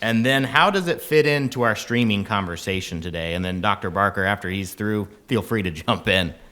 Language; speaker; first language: English; native; English